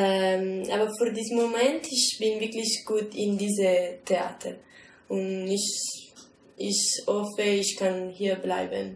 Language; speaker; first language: German; non-native, learner; Italian